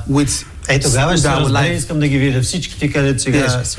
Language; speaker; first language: Bulgarian; native; Bulgarian